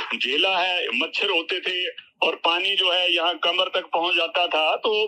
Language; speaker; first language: Hindi; native; Hindi